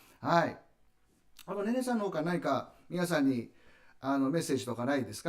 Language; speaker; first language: Japanese; native; Japanese